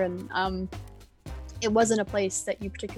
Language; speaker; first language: English; native; English